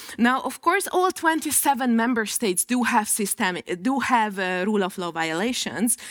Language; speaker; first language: English; non-native, fluent; Hungarian